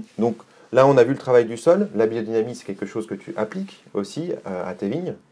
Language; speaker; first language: French; native; French